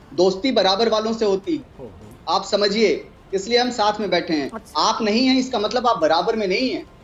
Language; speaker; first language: Hindi; native; Hindi